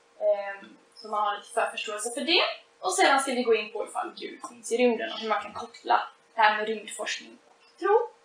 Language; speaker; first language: Swedish; native; Swedish